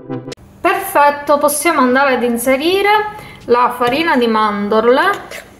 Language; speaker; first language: Italian; native; Italian